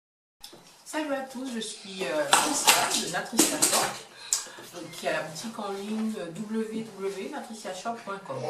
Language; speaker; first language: French; native; French